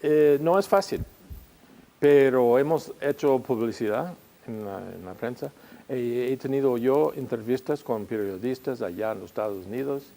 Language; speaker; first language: Spanish; non-native, fluent; English